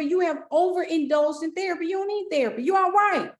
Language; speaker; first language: English; native; English